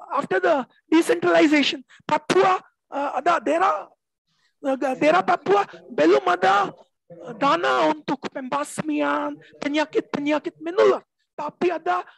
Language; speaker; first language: Indonesian; non-native, learner; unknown